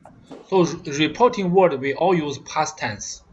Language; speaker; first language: English; non-native, learner; Vietnamese